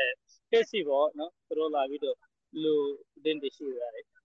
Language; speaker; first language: Burmese; non-native, local second language; Rohingya